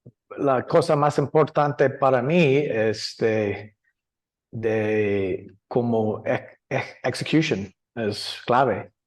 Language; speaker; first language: Spanish; non-native, learner; English